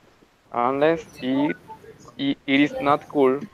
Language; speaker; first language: English; non-native, learner; Spanish